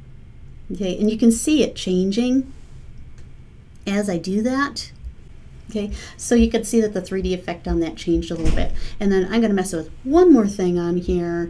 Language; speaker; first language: English; native; English